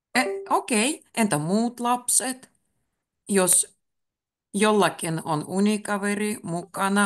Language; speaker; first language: Finnish; native; Finnish